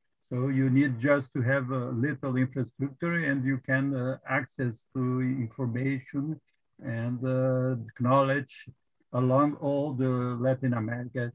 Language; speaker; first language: English; non-native, fluent; Portuguese